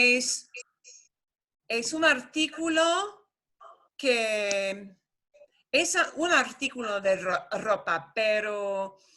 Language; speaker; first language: Spanish; non-native, fluent; English